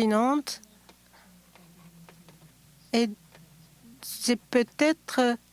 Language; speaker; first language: French; non-native, fluent; Japanese